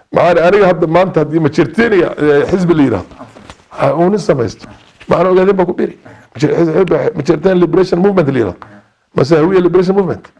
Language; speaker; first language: Somali; native; Somali